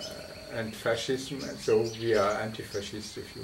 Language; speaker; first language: English; non-native, fluent; German